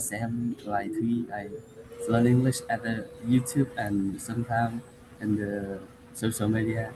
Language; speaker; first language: English; non-native, learner; Vietnamese